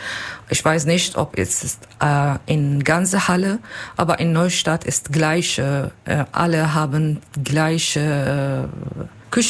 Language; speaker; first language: German; non-native, learner; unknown